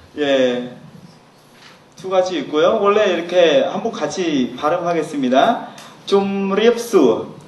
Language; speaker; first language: Korean; non-native, fluent; Khmer